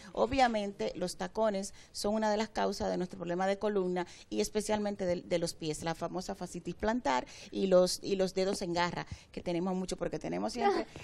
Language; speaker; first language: Spanish; native; Spanish